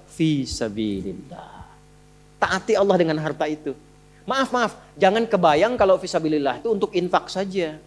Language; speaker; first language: Indonesian; native; Indonesian